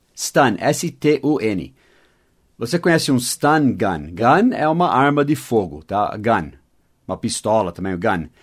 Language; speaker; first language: Portuguese; non-native, fluent; English